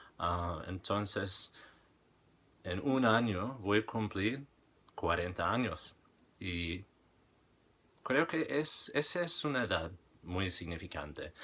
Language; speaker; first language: Spanish; non-native, fluent; English